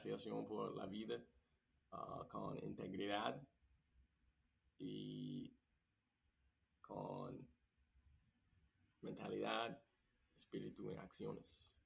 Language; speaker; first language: Spanish; non-native, learner; English